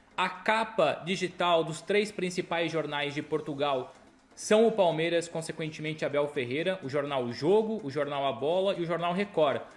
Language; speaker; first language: Portuguese; native; Portuguese